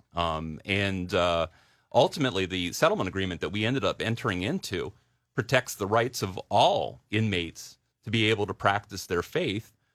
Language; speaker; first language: English; native; English